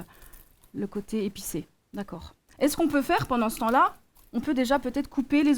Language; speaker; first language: French; native; French